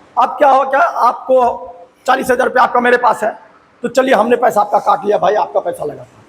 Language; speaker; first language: Hindi; native; Hindi